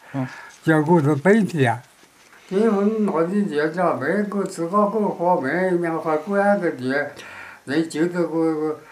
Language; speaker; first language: Chinese; native; Chinese